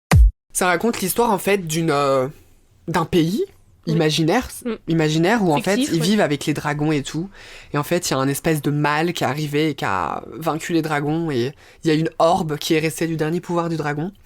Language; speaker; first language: French; native; French